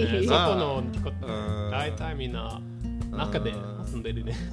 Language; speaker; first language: Japanese; non-native, fluent; English